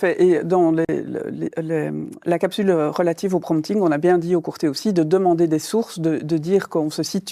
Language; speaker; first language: French; native; French